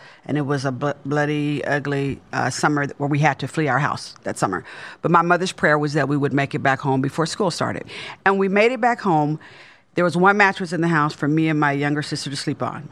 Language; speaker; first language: English; native; English